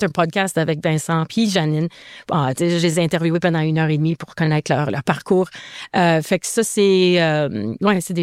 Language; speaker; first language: French; native; French